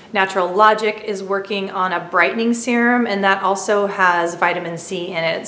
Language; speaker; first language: English; native; English